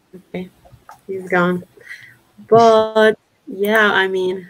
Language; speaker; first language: English; non-native, fluent; Spanish